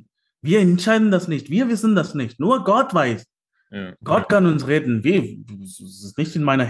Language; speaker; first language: German; non-native, learner; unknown